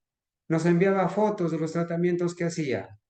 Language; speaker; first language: Spanish; native; Spanish